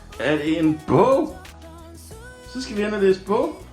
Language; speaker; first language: Danish; non-native, learner; Thai